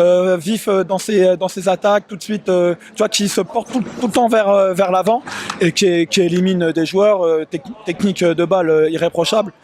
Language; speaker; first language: French; native; French